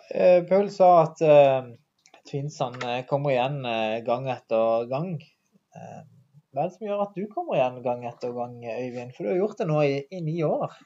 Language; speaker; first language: Norwegian; native; Norwegian